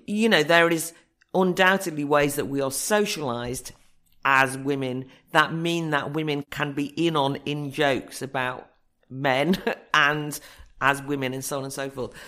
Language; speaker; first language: English; native; English